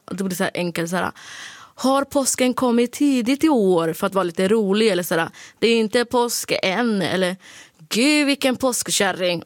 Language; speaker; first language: Swedish; early bilingual, other home language; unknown